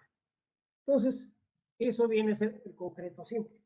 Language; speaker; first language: Spanish; native; Spanish